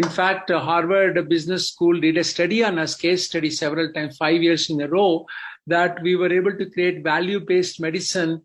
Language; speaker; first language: English; non-native, local second language; Kannada